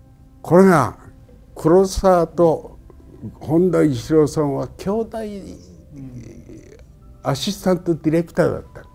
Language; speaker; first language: Japanese; native; Japanese